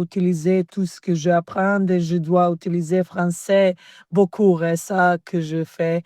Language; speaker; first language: French; non-native, learner; Serbian